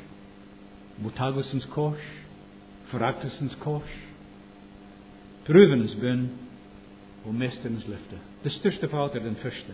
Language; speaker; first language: Swedish; non-native, fluent; English